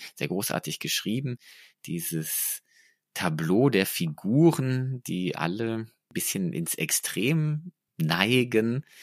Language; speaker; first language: German; non-native, fluent; Estonian